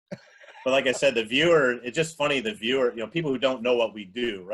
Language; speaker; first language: English; native; English